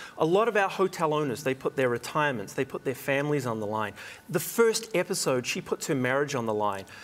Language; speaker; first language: English; native; English